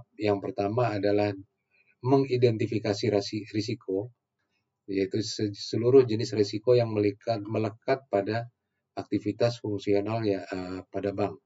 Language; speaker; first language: Indonesian; native; Indonesian